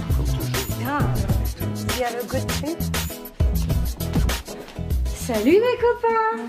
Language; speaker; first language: French; native; French